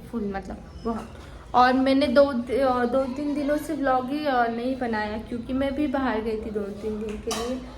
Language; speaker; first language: Hindi; non-native, local second language; Marathi